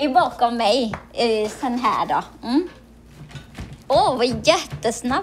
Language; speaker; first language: Swedish; non-native, learner; Thai